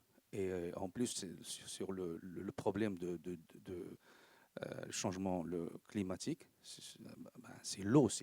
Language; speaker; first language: French; non-native, local second language; Arabic